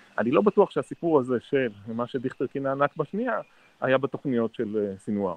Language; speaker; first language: Hebrew; native; Hebrew